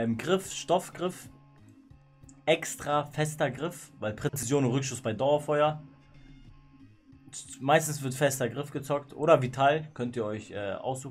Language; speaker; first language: German; native; German